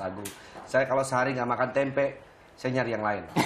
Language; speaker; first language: Indonesian; native; Indonesian